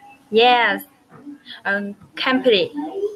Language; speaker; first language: English; non-native, learner; Vietnamese